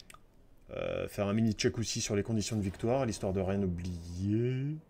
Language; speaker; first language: French; native; French